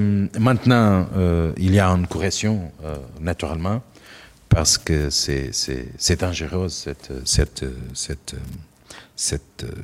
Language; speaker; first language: French; non-native, learner; Portuguese